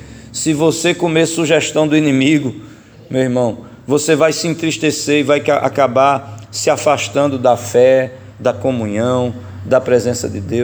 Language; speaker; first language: Portuguese; native; Portuguese